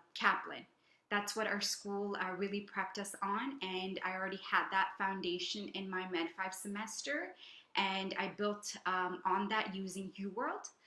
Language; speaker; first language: English; native; English